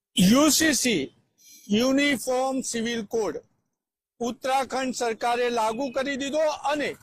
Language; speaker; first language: Gujarati; native; Gujarati